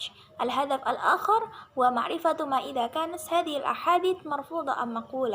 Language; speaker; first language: Arabic; non-native, learner; Indonesian